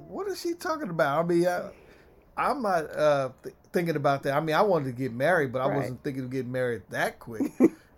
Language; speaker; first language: English; native; English